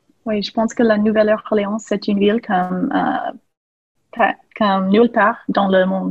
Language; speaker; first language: French; non-native, fluent; English